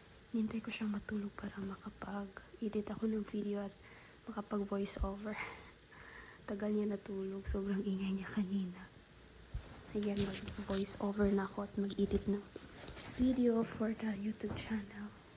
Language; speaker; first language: Filipino; non-native, local second language; Cebuano